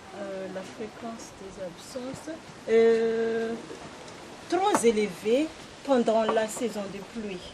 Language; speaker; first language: French; non-native, local second language; Malagasy